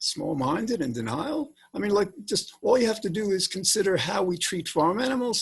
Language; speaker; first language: English; native; English